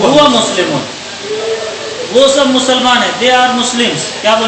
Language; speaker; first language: Hindi; native; Hindi